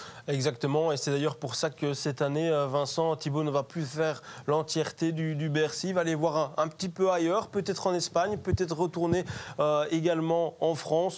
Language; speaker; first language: French; native; French